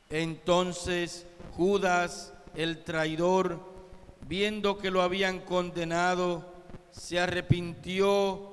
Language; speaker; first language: Spanish; native; Spanish